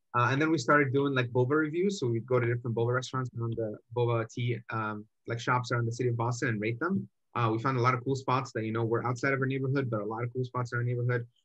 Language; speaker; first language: English; native; English